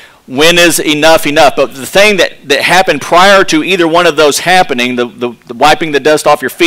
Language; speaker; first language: English; native; English